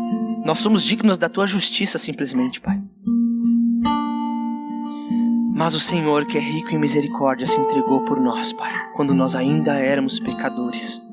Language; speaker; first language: Portuguese; native; Portuguese